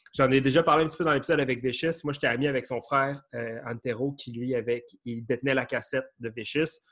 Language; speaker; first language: French; native; French